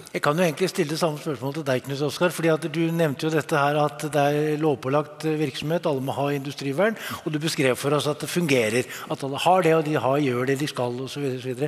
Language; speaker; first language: Norwegian; native; Norwegian